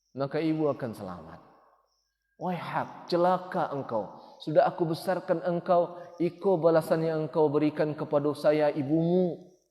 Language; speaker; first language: Malay; native; Malay